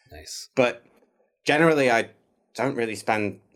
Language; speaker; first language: English; native; English